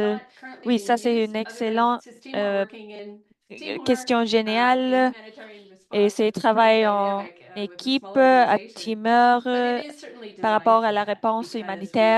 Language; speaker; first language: French; non-native, fluent; English